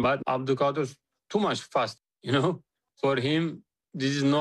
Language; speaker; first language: English; non-native, learner; Uzbek